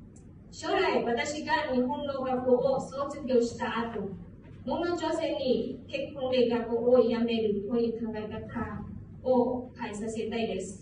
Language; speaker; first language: Japanese; non-native, fluent; Hmong